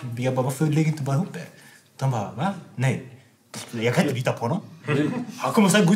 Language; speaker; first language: Swedish; non-native, local second language; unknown